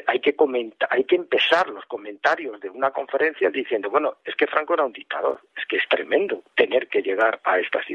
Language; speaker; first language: Spanish; native; Spanish